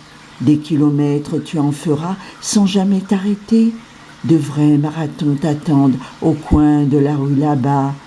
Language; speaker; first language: French; native; French